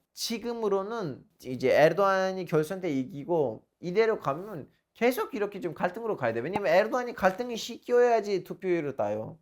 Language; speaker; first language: Korean; non-native, fluent; Turkish